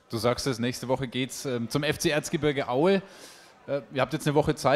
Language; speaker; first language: German; native; German